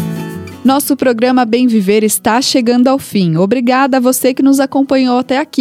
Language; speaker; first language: Portuguese; native; Portuguese